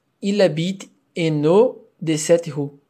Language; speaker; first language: French; non-native, fluent; Portuguese